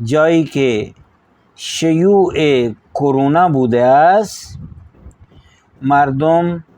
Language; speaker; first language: Persian; non-native, fluent; Urdu